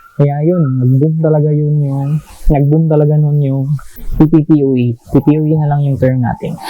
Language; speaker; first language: Filipino; non-native, local second language; Cebuano